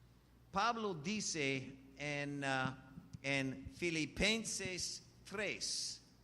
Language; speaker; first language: Spanish; non-native, fluent; English